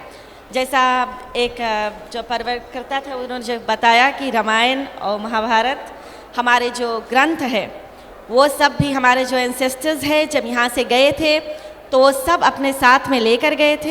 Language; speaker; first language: Hindi; early bilingual, heritage; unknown